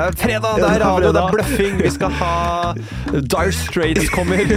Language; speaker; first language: Norwegian; native; Norwegian